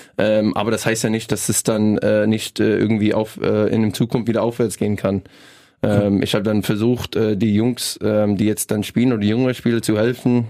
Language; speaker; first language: German; non-native, fluent; English